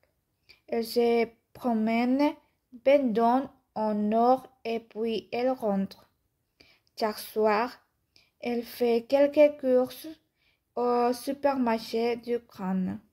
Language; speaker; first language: French; non-native, learner; Spanish